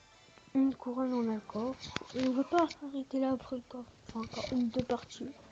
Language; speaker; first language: French; native; French